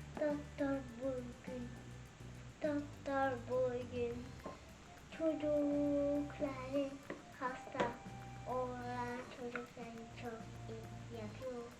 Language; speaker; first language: Turkish; early bilingual, heritage; Turkish